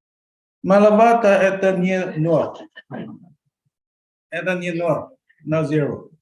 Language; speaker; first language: Russian; non-native, learner; Chinese